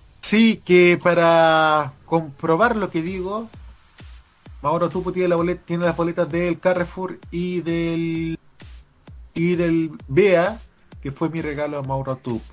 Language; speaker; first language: Spanish; native; Spanish